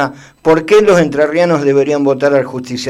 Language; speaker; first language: Spanish; native; Spanish